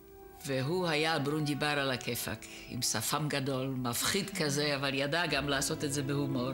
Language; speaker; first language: Hebrew; non-native, fluent; Czech